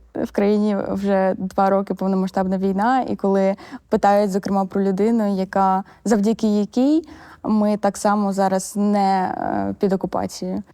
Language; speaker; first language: Ukrainian; native; Ukrainian